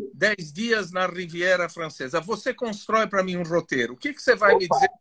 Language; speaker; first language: Portuguese; native; Portuguese